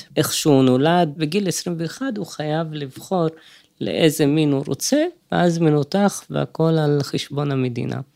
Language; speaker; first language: Hebrew; native; Hebrew